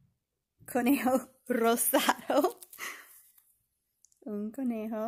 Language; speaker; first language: Spanish; non-native, fluent; English